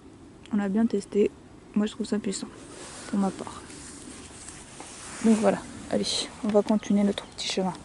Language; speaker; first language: French; native; French